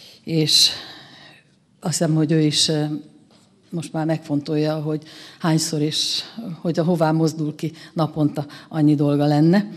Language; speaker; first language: Hungarian; native; Hungarian